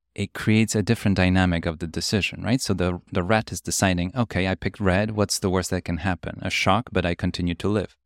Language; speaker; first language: English; early bilingual, other home language; Polish